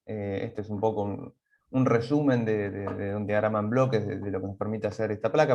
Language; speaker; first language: Spanish; native; Spanish